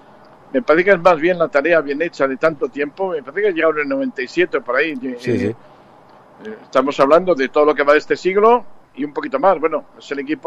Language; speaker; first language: Spanish; native; Spanish